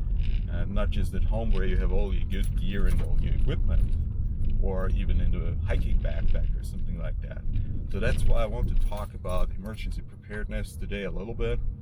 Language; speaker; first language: English; non-native, fluent; German